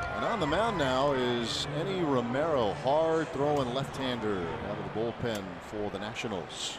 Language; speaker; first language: English; native; English